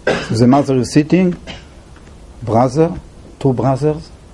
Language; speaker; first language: English; non-native, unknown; Hebrew